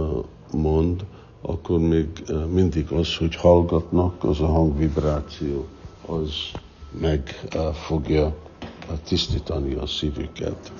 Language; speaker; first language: Hungarian; early bilingual, heritage; Hungarian